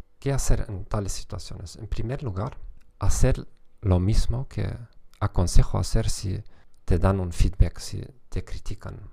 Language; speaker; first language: Spanish; non-native, fluent; German